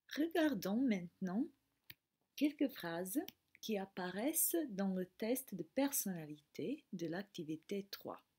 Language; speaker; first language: French; non-native, fluent; Croatian